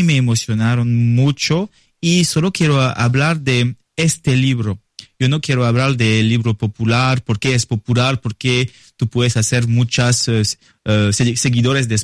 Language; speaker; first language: Spanish; non-native, learner; French